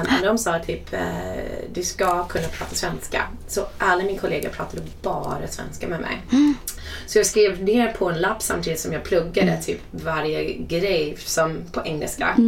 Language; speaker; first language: Swedish; non-native, fluent; English